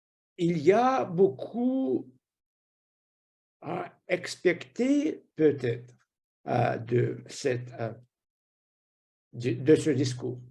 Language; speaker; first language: French; non-native, fluent; Russian